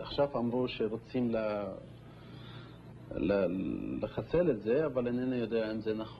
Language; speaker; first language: Hebrew; non-native, local second language; Arabic